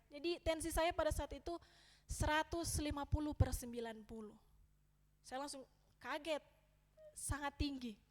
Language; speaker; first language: Indonesian; native; Indonesian